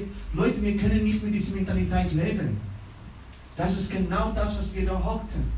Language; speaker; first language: German; non-native, fluent; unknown